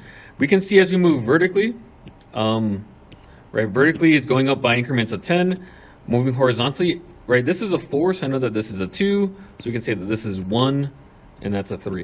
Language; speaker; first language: English; native; English